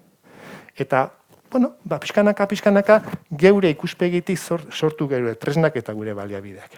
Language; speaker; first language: Basque; native; Basque